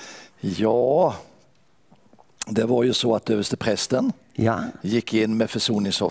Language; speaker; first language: Swedish; native; Swedish